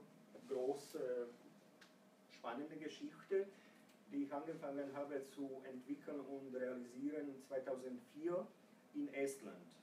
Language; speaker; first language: German; non-native, fluent; Croatian